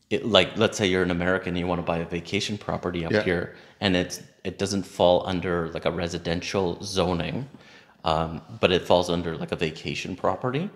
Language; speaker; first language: English; native; English